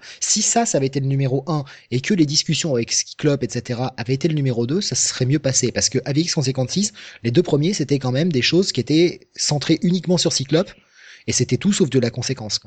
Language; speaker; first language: French; native; French